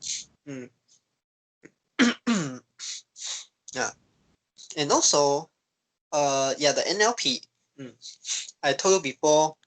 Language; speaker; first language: English; non-native, learner; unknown